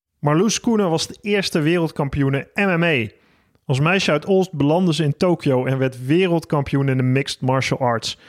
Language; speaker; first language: Dutch; native; Dutch